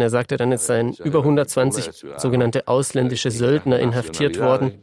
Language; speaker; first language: German; native; German